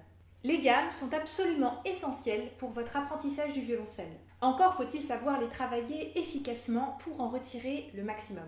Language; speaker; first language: French; native; French